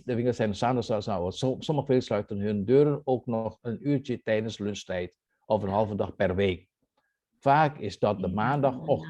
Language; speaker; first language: Dutch; non-native, fluent; Indonesian